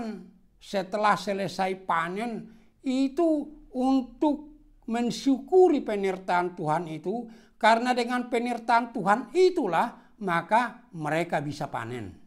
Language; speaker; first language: Indonesian; non-native, local second language; Batak Toba